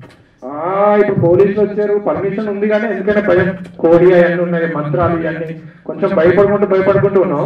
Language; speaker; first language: Telugu; native; Telugu